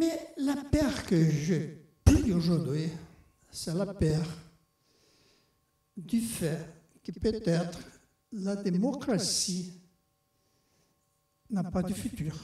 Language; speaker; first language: French; non-native, fluent; Portuguese